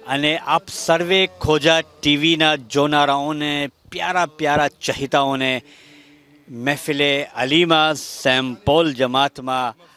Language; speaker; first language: Gujarati; early bilingual, heritage; Gujarati